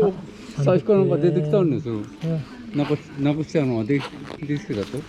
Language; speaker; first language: Japanese; native; Japanese